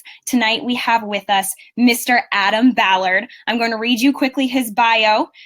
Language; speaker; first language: English; native; English